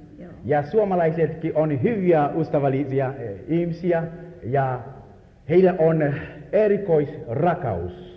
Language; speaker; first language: Finnish; non-native, learner; Swahili